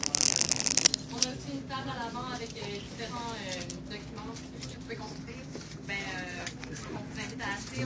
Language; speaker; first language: French; native; French